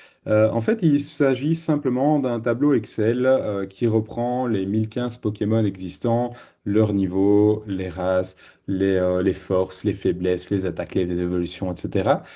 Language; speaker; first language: French; native; French